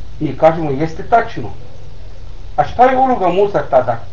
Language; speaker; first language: Bosnian; non-native, learner; Arabic